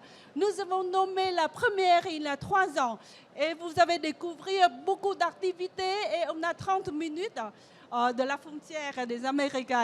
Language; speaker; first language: French; non-native, fluent; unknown